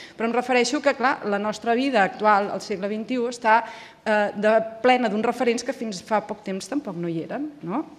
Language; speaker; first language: Catalan; native; Catalan